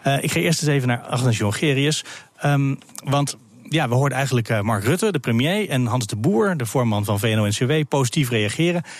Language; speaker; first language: Dutch; native; Dutch